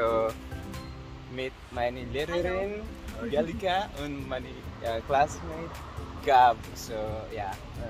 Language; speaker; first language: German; non-native, learner; Filipino